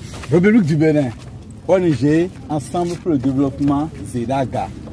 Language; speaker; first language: French; non-native, local second language; Fon